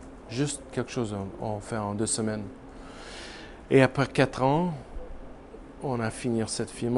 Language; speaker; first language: French; non-native, learner; English